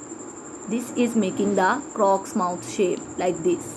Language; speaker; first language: English; non-native, local second language; Urdu